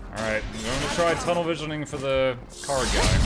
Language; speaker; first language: English; native; English